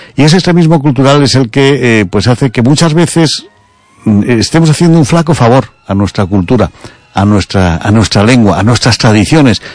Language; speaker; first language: Spanish; native; Spanish